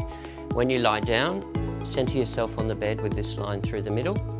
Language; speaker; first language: English; native; English